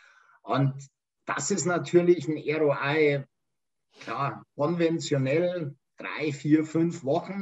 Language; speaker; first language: German; native; German